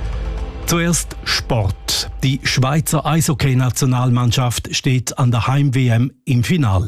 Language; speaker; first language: German; native; German